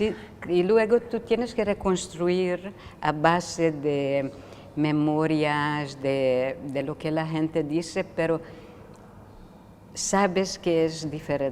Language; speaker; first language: Spanish; non-native, fluent; Hungarian